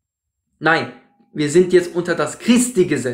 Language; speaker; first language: German; native; German